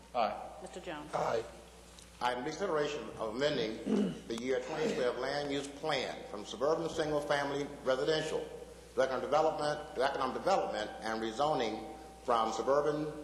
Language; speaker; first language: English; native; English